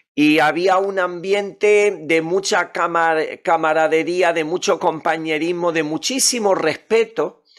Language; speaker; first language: Spanish; native; Spanish